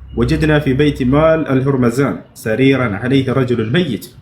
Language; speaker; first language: Arabic; non-native, fluent; Amharic